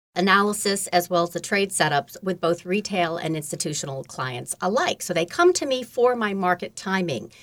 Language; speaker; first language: English; native; English